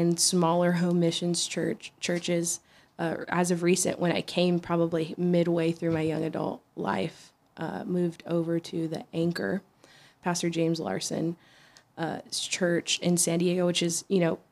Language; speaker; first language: English; native; English